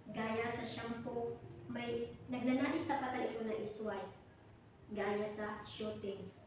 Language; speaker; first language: Filipino; non-native, local second language; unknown